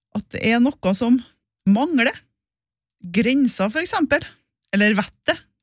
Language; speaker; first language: Norwegian; native; Norwegian